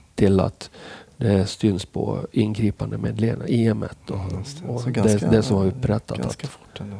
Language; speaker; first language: Swedish; native; Swedish